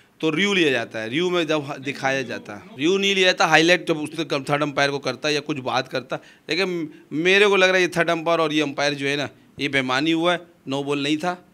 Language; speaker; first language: Urdu; non-native, local second language; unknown